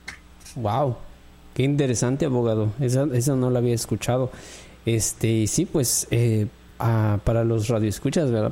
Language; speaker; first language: Spanish; native; Spanish